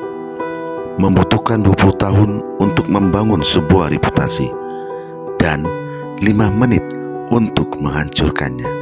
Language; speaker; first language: Indonesian; native; Indonesian